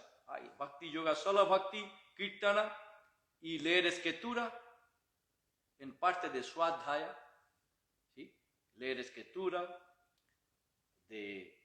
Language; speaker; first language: Spanish; non-native, learner; Bangla